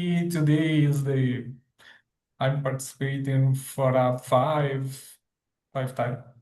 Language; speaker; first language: English; non-native, learner; Portuguese